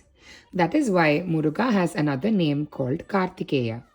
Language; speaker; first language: English; non-native, local second language; Tamil